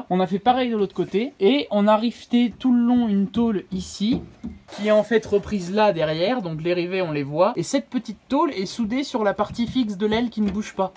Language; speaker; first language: French; native; French